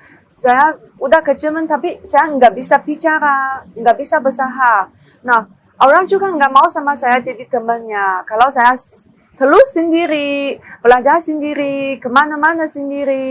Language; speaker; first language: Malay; non-native, learner; Chinese